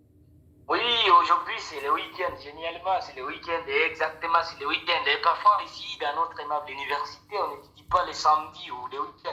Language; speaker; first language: French; non-native, local second language; Rundi